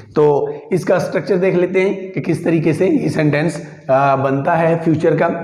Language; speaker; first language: Urdu; native; Urdu